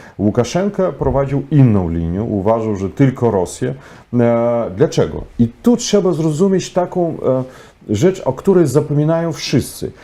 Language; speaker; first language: Polish; non-native, fluent; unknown